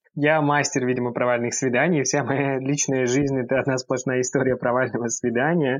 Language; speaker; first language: Russian; early bilingual, heritage; Russian